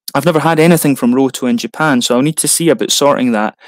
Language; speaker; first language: English; native; English